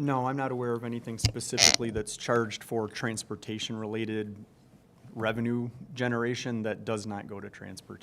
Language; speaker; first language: English; native; English